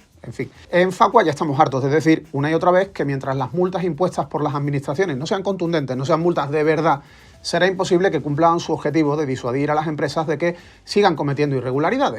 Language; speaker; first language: Spanish; native; Spanish